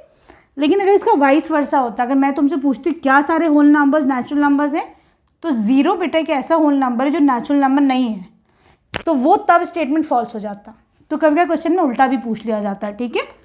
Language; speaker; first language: Hindi; native; Hindi